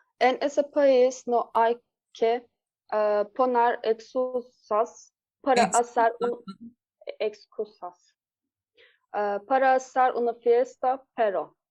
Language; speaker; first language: Spanish; non-native, learner; Turkish